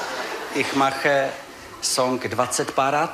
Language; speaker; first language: German; non-native, learner; Czech